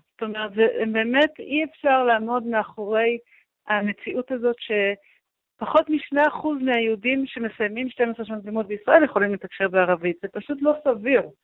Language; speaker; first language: Hebrew; non-native, local second language; Arabic